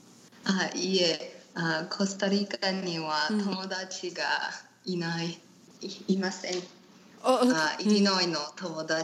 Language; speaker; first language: Japanese; non-native, learner; Spanish